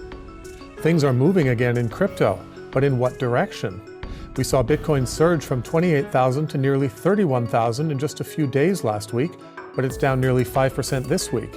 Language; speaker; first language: English; native; English